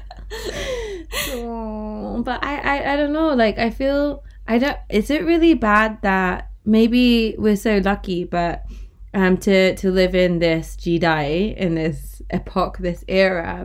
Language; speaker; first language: English; native; English